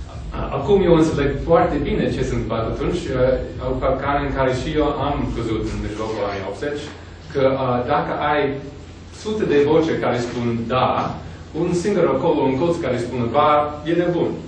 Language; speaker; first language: Romanian; non-native, fluent; English